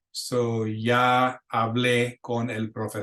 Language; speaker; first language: Spanish; non-native, fluent; English